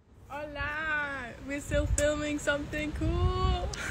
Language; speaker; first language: English; non-native, fluent; German